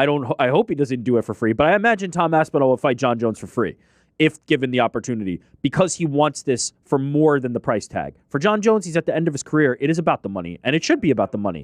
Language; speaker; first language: English; native; English